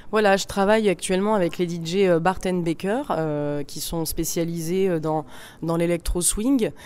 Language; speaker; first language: French; native; French